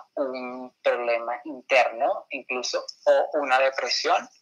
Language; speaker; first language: Spanish; native; Spanish